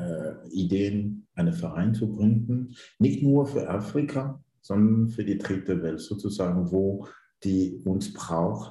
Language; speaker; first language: German; non-native, learner; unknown